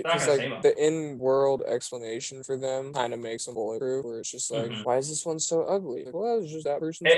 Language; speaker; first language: English; native; English